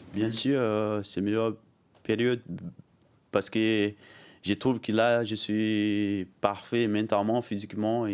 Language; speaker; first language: French; non-native, learner; Portuguese